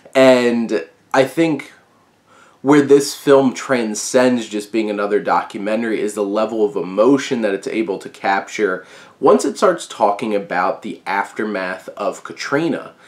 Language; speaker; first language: English; native; English